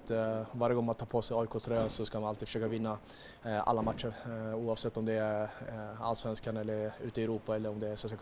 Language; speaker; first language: Swedish; native; Swedish